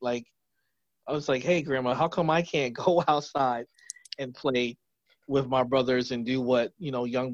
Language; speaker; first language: English; native; English